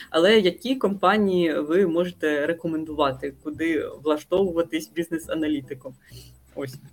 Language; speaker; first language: Ukrainian; native; Ukrainian